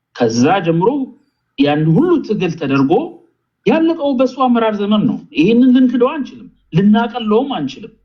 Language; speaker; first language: Amharic; native; Amharic